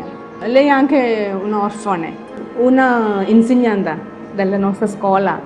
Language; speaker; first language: Italian; non-native, learner; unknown